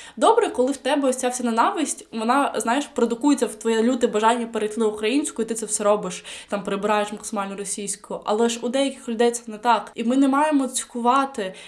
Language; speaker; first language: Ukrainian; non-native, local second language; Russian